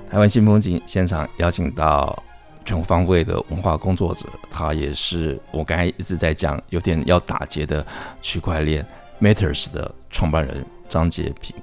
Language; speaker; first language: Chinese; native; Chinese